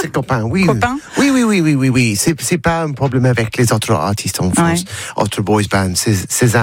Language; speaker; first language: French; non-native, learner; English